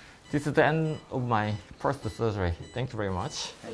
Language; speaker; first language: English; non-native, fluent; Korean